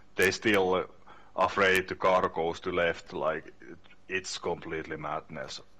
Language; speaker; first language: English; non-native, learner; Finnish